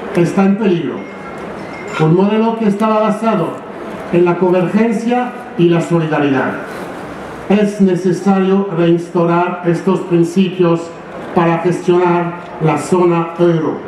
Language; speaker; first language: Spanish; non-native, fluent; French